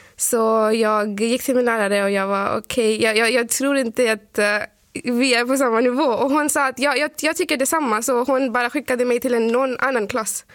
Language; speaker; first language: Swedish; non-native, fluent; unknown